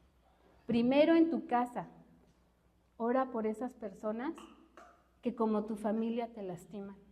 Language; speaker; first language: Spanish; native; Spanish